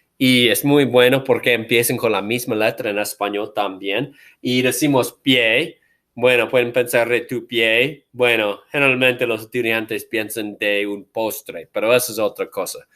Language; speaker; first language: Spanish; non-native, fluent; English